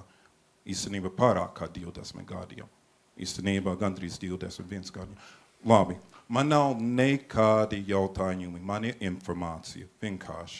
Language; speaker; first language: Latvian; non-native, fluent; English